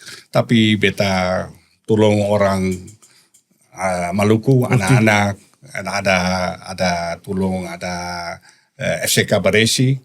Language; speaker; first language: Indonesian; non-native, learner; Dutch